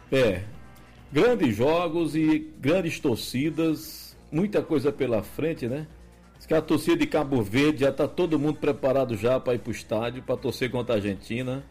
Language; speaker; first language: Portuguese; native; Portuguese